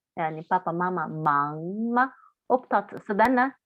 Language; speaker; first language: Norwegian; non-native, fluent; Chinese